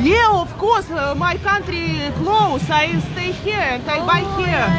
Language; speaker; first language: English; non-native, learner; Russian